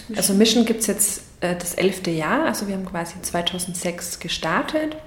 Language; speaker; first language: German; native; German